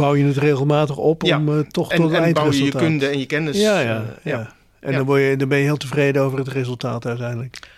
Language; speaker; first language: Dutch; native; Dutch